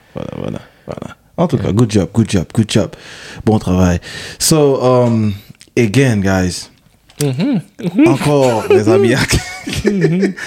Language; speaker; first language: French; non-native, local second language; Haitian Creole